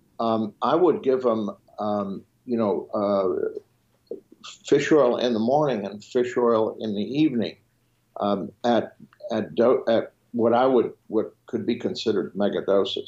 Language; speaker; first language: English; non-native, fluent; French